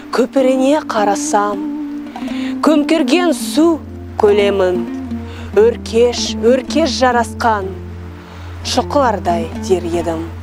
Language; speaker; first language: Kazakh; non-native, local second language; Russian